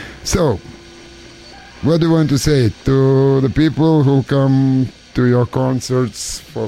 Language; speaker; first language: English; non-native, fluent; Lithuanian